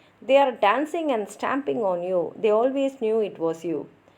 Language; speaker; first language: English; non-native, local second language; Tamil